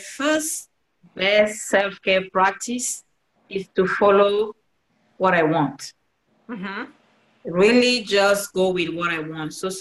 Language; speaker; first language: English; non-native, local second language; French